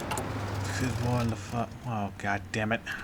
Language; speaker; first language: English; native; English